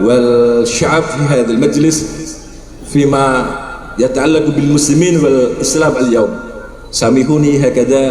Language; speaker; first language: Arabic; non-native, fluent; Javanese